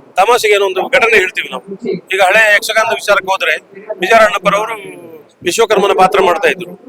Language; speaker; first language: Kannada; non-native, local second language; Tulu